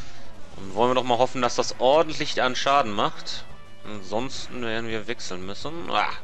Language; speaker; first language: German; native; German